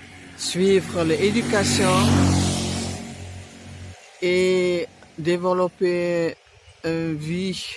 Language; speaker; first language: French; non-native, fluent; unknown